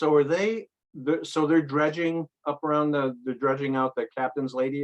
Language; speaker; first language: English; native; English